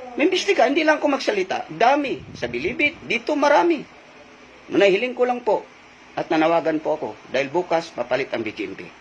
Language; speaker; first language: Filipino; non-native, local second language; Cebuano